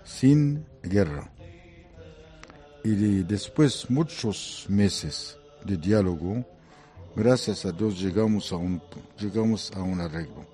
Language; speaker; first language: Spanish; non-native, fluent; Arabic